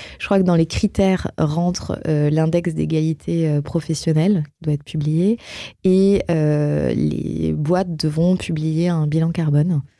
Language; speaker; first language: French; native; French